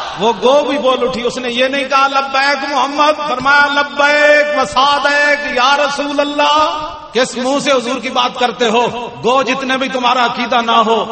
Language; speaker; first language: Urdu; non-native, local second language; Punjabi